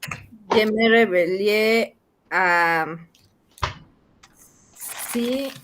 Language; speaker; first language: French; non-native, learner; Spanish